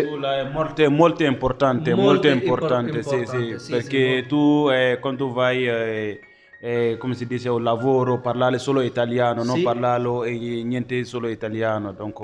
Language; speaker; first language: Italian; non-native, learner; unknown